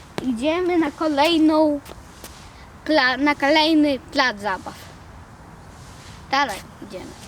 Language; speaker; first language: Polish; early bilingual, other home language; Russian